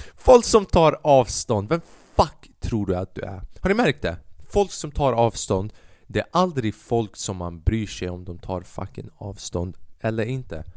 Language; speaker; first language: Swedish; early bilingual, other home language; Albanian